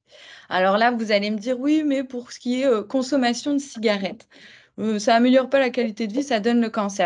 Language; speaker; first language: French; native; French